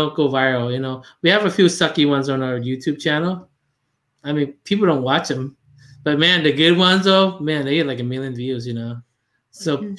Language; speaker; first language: English; non-native, fluent; Lao